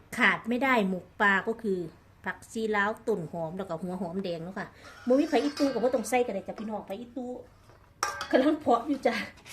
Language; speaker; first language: Thai; native; Thai